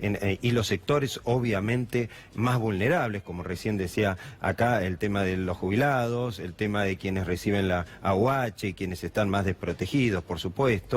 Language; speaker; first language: Spanish; native; Spanish